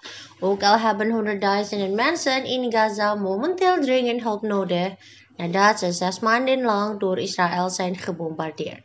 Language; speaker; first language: Dutch; non-native, fluent; Indonesian